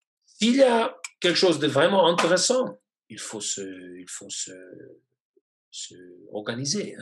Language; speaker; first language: French; non-native, fluent; German